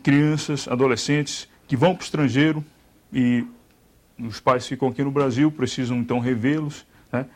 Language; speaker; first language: Portuguese; native; Portuguese